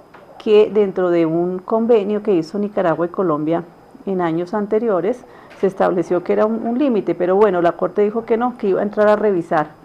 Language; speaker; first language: Spanish; native; Spanish